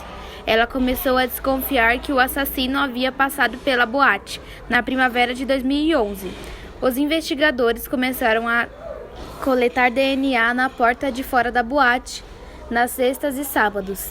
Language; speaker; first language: Portuguese; native; Portuguese